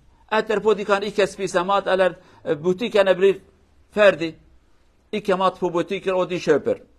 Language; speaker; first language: Norwegian; non-native, learner; Kurdish